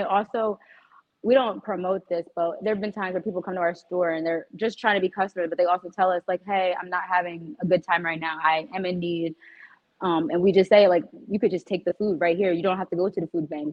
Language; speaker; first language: English; native; English